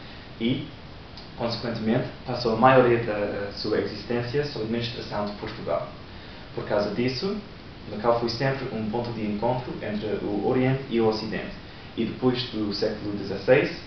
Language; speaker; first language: Portuguese; non-native, learner; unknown